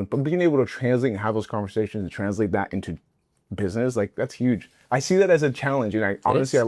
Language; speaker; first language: English; native; English